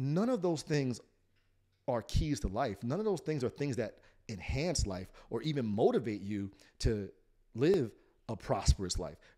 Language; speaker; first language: English; native; English